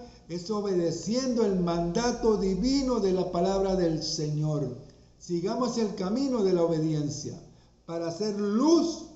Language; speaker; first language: Spanish; native; Spanish